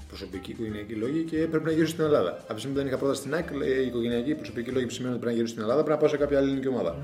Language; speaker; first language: Greek; native; Greek